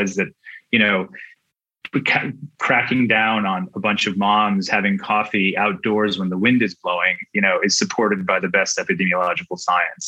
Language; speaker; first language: English; native; English